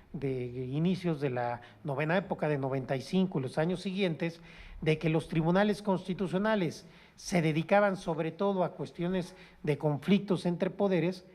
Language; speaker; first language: Spanish; native; Spanish